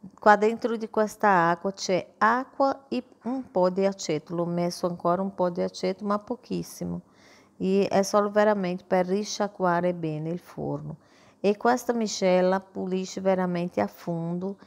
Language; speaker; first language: Italian; non-native, fluent; Portuguese